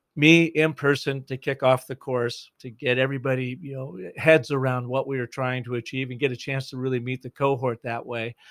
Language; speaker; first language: English; native; English